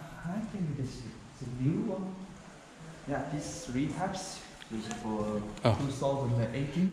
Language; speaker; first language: English; non-native, learner; Chinese